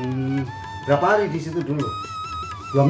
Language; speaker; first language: Indonesian; non-native, local second language; Javanese